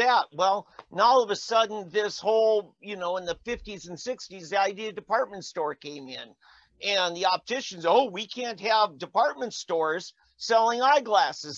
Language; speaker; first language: English; native; English